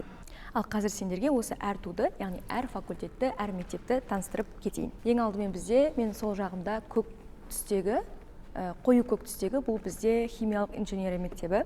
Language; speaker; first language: Kazakh; native; Kazakh